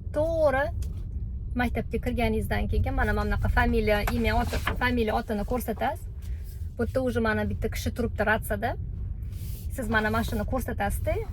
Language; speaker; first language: Uzbek; non-native, local second language; Russian